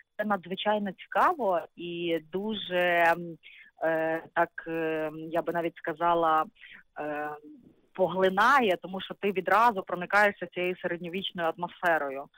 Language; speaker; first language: Ukrainian; native; Ukrainian